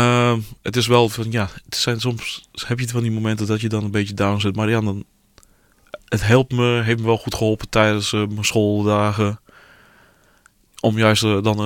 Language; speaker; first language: Dutch; early bilingual, other home language; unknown